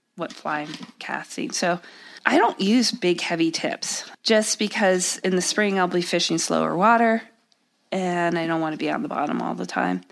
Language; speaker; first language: English; native; English